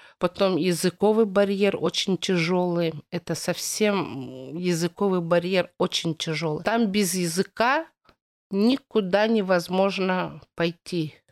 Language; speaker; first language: Russian; native; Russian